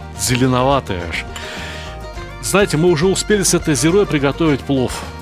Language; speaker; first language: Russian; native; Russian